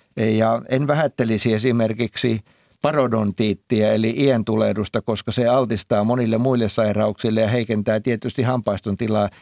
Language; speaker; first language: Finnish; native; Finnish